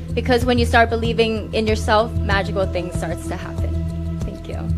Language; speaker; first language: English; non-native, fluent; Thai